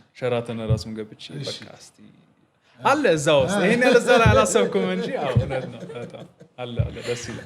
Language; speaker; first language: Amharic; early bilingual, heritage; Amharic